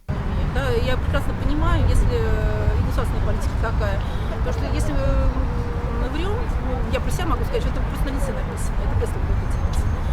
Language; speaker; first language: Russian; native; Russian